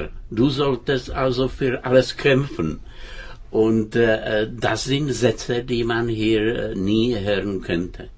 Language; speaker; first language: German; non-native, fluent; Czech